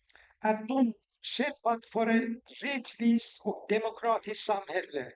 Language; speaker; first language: Swedish; non-native, fluent; Persian